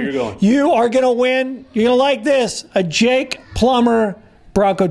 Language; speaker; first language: English; native; English